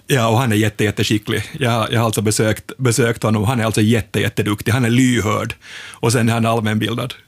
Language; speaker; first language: Swedish; native; Swedish